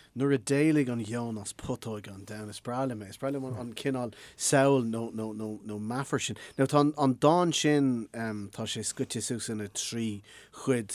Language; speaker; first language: Irish; native; Irish